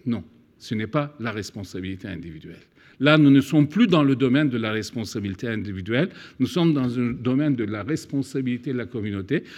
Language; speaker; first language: French; non-native, fluent; Turkish